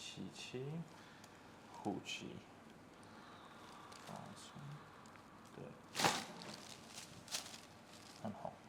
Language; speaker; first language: Chinese; non-native, fluent; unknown